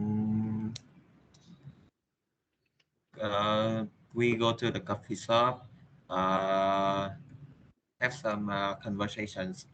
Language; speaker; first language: English; non-native, learner; Vietnamese